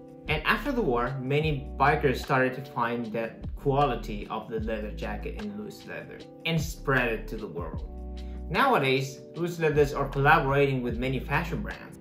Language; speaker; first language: English; non-native, fluent; Japanese